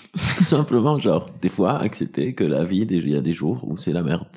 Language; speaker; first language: French; non-native, local second language; Arabic